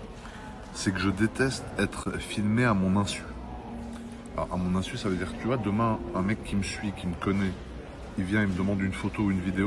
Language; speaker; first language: French; native; French